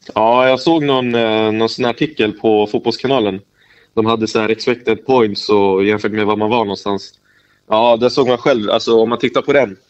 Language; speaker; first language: Swedish; native; Swedish